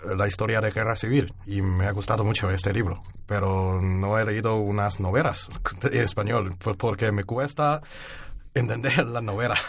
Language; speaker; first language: Spanish; non-native, fluent; Chinese